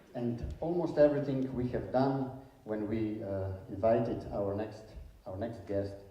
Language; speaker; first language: English; non-native, fluent; Slovenian